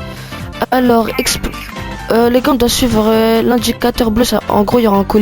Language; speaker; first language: French; native; French